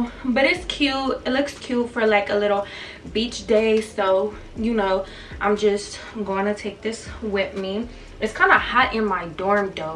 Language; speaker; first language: English; native; English